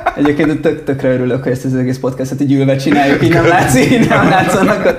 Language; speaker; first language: Hungarian; early bilingual, other home language; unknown